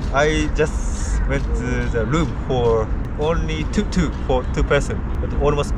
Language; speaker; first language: English; non-native, learner; Japanese